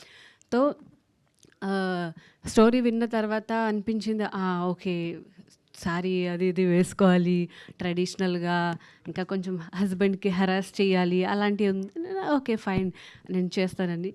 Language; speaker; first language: Telugu; non-native, local second language; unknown